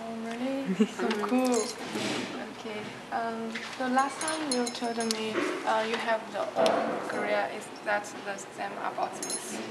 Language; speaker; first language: English; non-native, learner; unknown